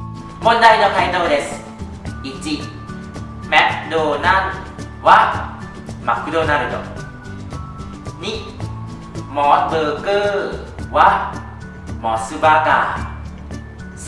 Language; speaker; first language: Japanese; non-native, fluent; Thai